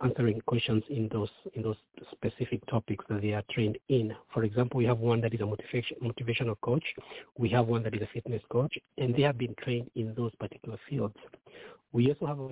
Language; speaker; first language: English; non-native, local second language; Kikuyu